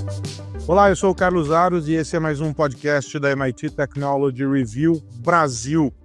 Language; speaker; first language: Portuguese; native; Portuguese